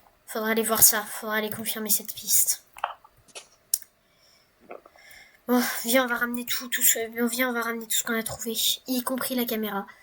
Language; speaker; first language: French; native; French